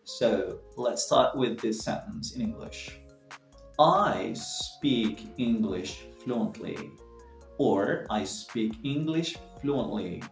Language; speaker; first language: English; non-native, fluent; Arabic